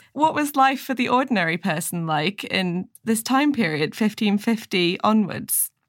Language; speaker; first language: English; native; English